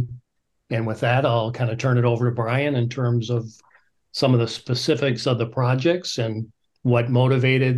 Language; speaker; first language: English; native; English